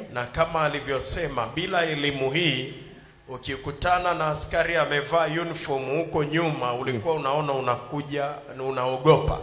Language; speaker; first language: Swahili; native; Swahili